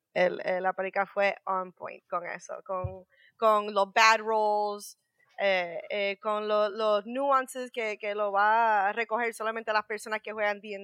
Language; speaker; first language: Spanish; native; Spanish